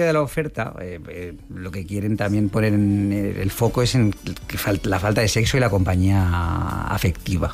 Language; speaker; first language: Spanish; native; Spanish